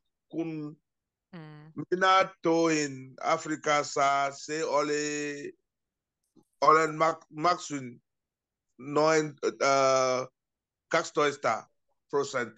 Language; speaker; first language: Finnish; non-native, learner; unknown